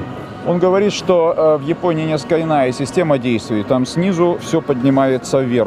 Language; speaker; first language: Russian; native; Russian